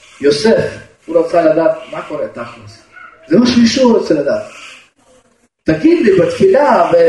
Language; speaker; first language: Hebrew; non-native, fluent; Russian